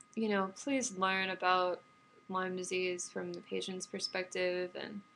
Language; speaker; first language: English; native; English